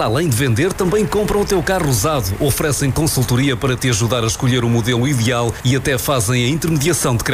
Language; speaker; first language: Portuguese; native; Portuguese